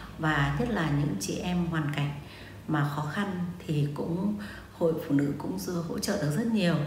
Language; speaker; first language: Vietnamese; native; Vietnamese